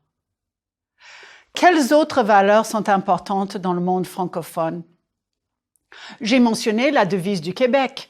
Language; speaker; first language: French; non-native, fluent; English